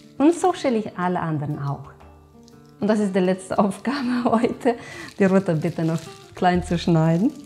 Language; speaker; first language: German; non-native, fluent; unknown